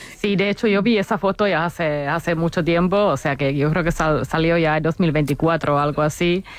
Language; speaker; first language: Spanish; non-native, fluent; Finnish